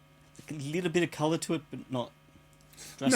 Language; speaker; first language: English; native; English